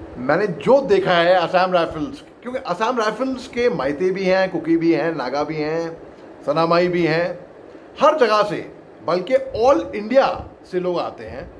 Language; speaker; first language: Hindi; native; Hindi